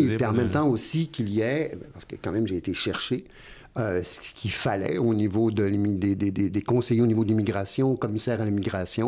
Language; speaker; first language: French; native; French